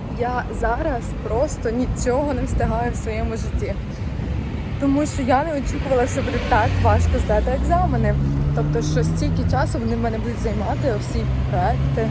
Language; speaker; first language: Ukrainian; native; Ukrainian